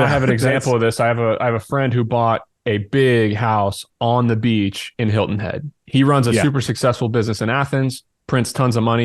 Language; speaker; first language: English; native; English